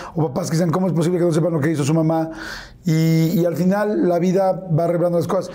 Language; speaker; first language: Spanish; native; Spanish